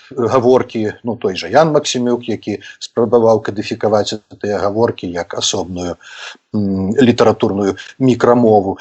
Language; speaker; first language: Belarusian; native; Belarusian